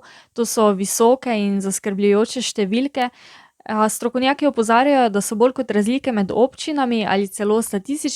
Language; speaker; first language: Slovenian; native; Slovenian